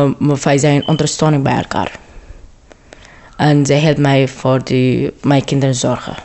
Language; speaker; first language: Dutch; non-native, learner; Arabic